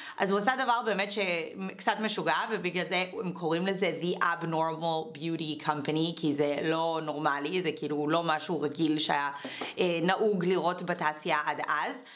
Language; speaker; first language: Hebrew; native; Hebrew